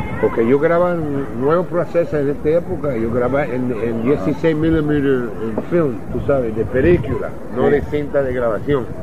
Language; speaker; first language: Spanish; non-native, learner; English